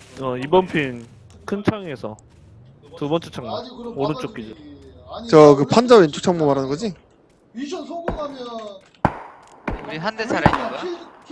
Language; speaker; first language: Korean; native; Korean